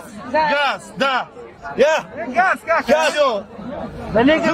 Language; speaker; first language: Russian; non-native, learner; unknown